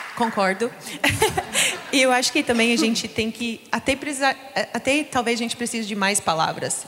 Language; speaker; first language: Portuguese; non-native, fluent; English